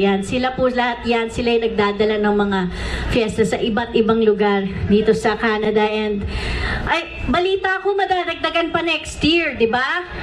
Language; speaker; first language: Filipino; native; Filipino